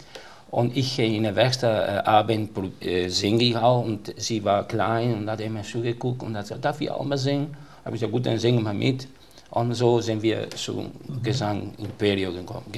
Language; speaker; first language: German; non-native, fluent; Italian